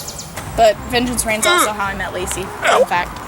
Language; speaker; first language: English; native; English